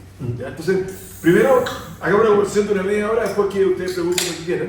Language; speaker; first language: Spanish; native; Spanish